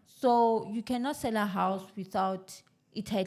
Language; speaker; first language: English; non-native, local second language; Zulu